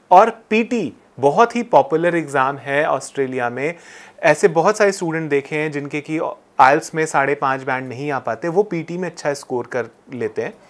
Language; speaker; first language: Hindi; native; Hindi